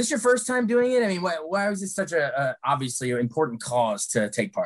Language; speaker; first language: English; native; English